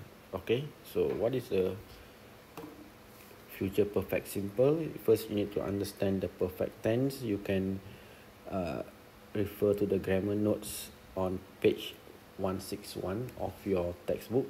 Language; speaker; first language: English; non-native, local second language; Malay